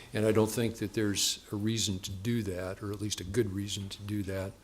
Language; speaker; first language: English; native; English